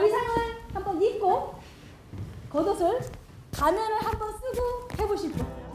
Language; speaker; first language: Korean; native; Korean